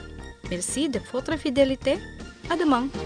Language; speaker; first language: French; non-native, fluent; Indonesian